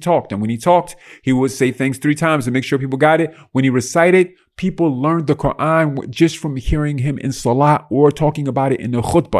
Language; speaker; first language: English; native; English